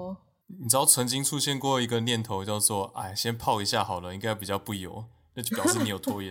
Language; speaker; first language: Chinese; native; Chinese